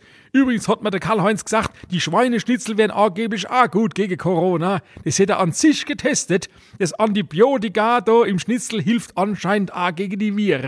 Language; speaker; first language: German; native; German